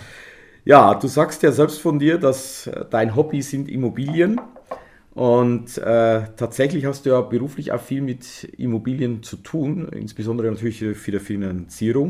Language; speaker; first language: German; native; German